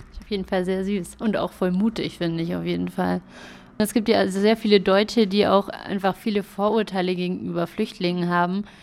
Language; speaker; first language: German; native; German